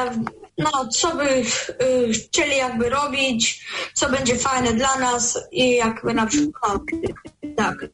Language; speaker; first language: Polish; early bilingual, heritage; Polish